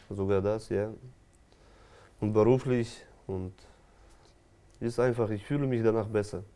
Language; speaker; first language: German; non-native, fluent; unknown